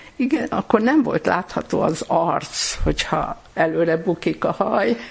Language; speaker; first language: Hungarian; non-native, local second language; German